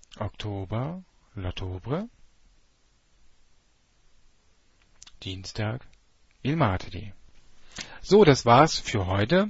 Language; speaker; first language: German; native; German